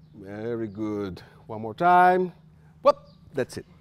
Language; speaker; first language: English; non-native, fluent; Portuguese